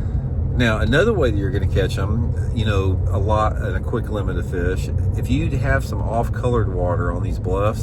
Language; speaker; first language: English; native; English